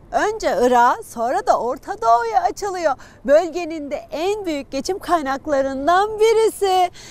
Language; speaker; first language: Turkish; native; Turkish